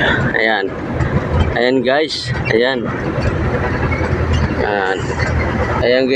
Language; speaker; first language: Filipino; non-native, local second language; Hiligaynon